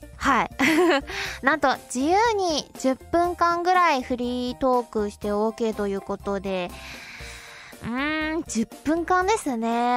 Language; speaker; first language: Japanese; non-native, fluent; Chinese